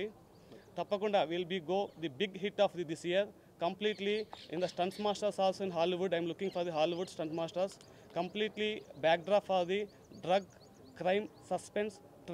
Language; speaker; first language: Telugu; native; Telugu